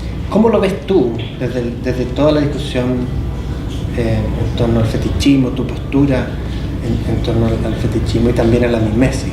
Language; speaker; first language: Spanish; native; Spanish